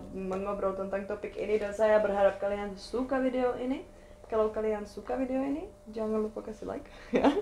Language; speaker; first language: Indonesian; non-native, fluent; Czech